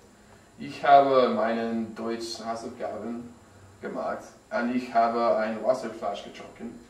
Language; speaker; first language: German; non-native, learner; English